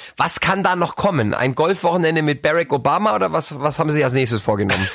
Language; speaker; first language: German; native; German